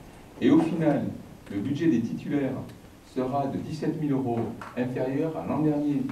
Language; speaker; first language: French; native; French